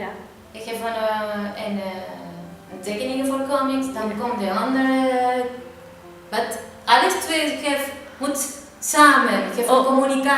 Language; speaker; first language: Dutch; non-native, learner; Spanish